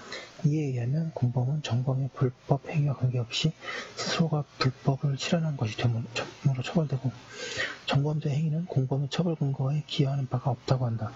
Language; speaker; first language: Korean; native; Korean